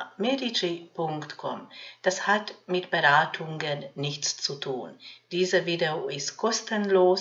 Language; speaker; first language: German; non-native, fluent; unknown